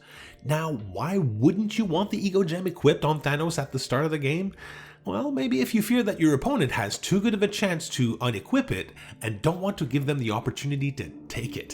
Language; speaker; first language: English; native; English